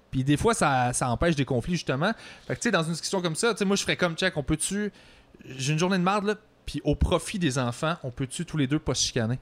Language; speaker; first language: French; native; French